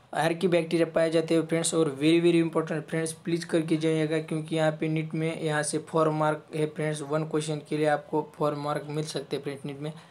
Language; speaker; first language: Hindi; non-native, local second language; Marathi